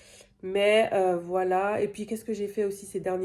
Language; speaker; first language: French; native; French